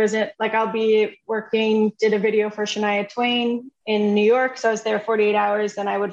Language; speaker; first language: English; native; English